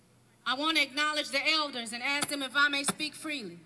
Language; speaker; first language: English; native; English